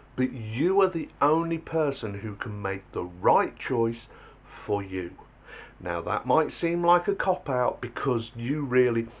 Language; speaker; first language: English; native; English